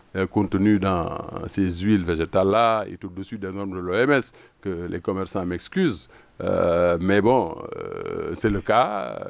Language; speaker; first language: French; non-native, local second language; Wolof